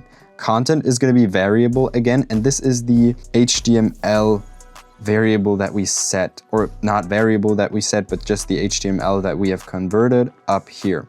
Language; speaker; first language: English; non-native, fluent; German